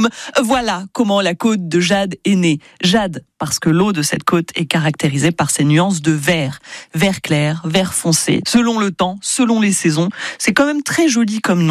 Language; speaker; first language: French; native; French